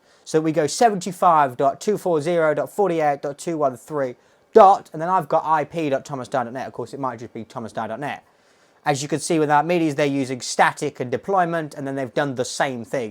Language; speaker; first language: English; native; English